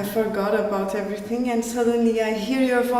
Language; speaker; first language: English; non-native, fluent; Portuguese